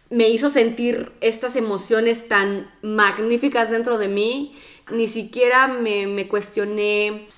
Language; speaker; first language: Spanish; native; Spanish